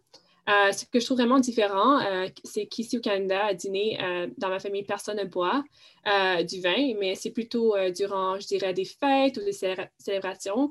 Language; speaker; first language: French; non-native, fluent; English